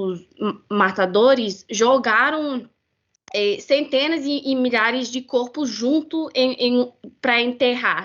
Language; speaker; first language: Portuguese; non-native, fluent; English